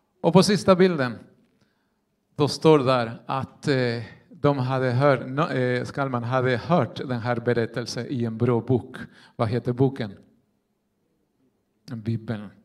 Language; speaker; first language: Swedish; non-native, fluent; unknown